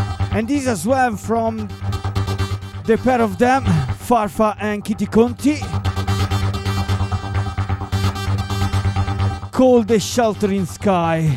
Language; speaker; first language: English; non-native, fluent; Italian